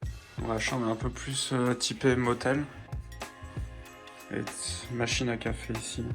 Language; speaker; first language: French; native; French